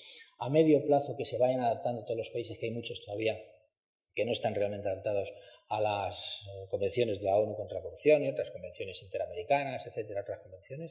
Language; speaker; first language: Spanish; native; Spanish